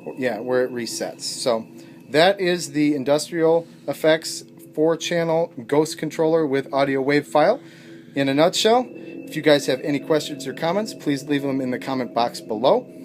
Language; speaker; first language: English; native; English